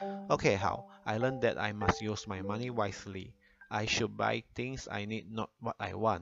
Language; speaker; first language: English; non-native, local second language; Chinese